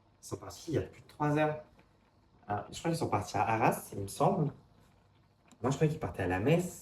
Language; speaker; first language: French; native; French